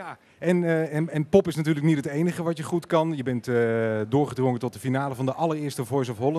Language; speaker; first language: Dutch; native; Dutch